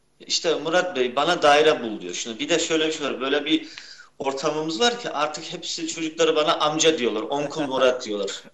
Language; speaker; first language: Turkish; early bilingual, heritage; Turkish